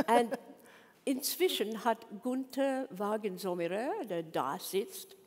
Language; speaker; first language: German; non-native, learner; English